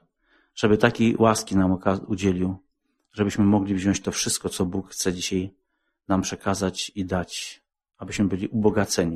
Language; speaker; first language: Polish; native; Polish